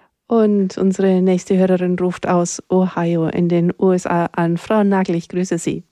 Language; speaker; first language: German; native; German